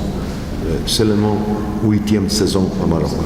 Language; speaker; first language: French; non-native, learner; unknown